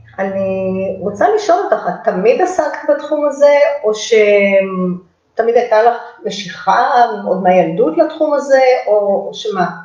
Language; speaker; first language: Hebrew; native; Hebrew